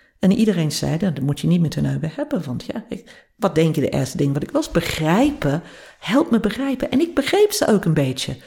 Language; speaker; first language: Dutch; non-native, fluent; English